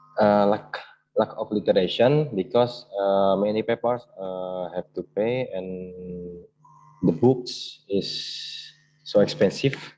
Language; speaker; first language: English; non-native, learner; Indonesian